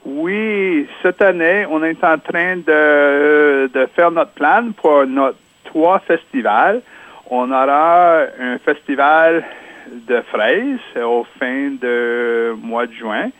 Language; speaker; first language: French; non-native, local second language; English